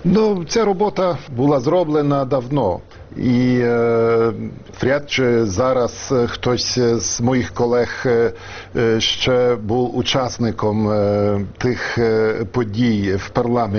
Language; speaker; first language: Ukrainian; non-native, fluent; Polish